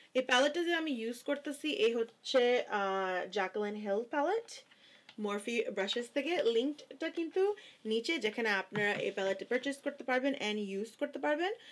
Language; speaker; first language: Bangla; early bilingual, heritage; Bangla